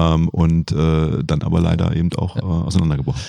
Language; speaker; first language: German; native; German